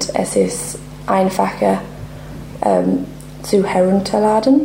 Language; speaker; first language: German; non-native, learner; English